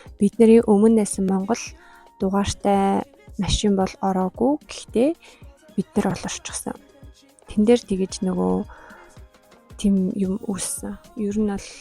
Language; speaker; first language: Mongolian; non-native, local second language; Kazakh